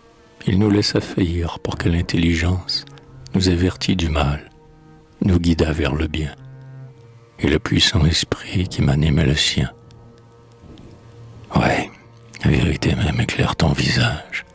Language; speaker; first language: French; native; French